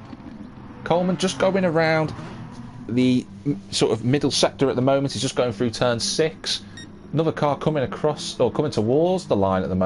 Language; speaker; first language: English; native; English